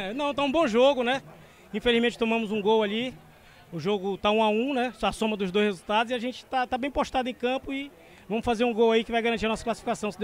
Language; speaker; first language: Portuguese; native; Portuguese